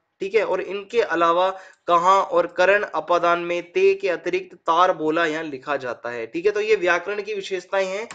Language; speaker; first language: Hindi; native; Hindi